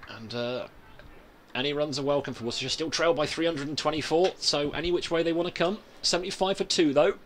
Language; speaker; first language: English; native; English